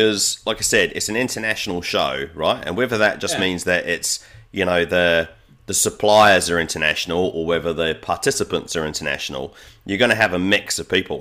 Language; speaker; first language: English; native; English